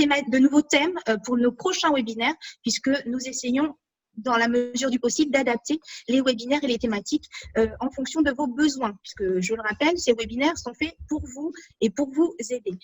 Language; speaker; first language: French; native; French